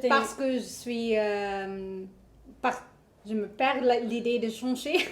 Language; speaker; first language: French; non-native, learner; English